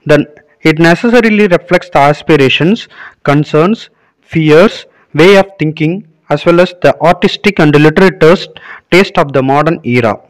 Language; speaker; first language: English; non-native, local second language; Tamil